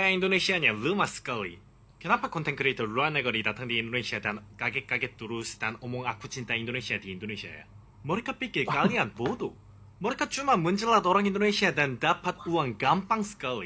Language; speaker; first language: Indonesian; non-native, fluent; Korean